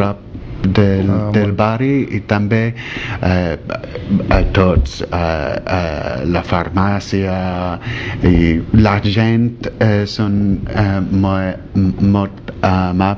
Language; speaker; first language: Catalan; non-native, learner; English